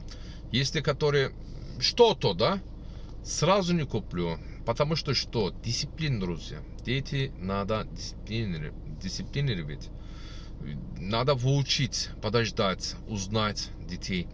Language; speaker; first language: Russian; non-native, learner; Turkish